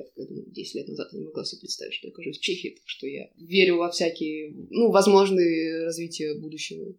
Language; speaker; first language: Russian; native; Russian